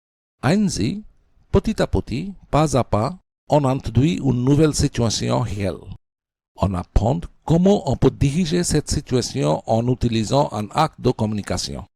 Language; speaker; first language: French; non-native, fluent; Bangla